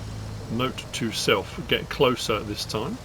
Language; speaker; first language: English; native; English